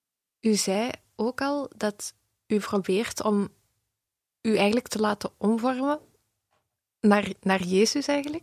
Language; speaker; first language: Dutch; native; Dutch